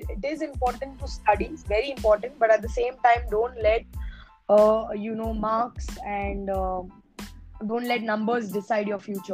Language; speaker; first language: English; non-native, local second language; Hindi